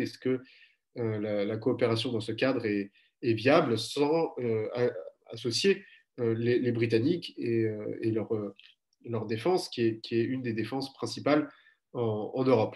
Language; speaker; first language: French; native; French